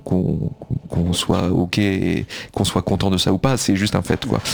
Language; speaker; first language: French; native; French